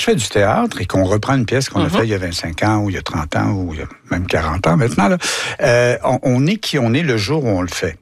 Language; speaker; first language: French; native; French